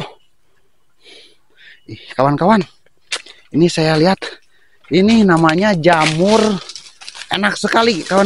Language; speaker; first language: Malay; non-native, local second language; Sundanese